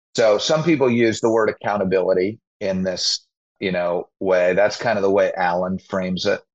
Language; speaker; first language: English; native; English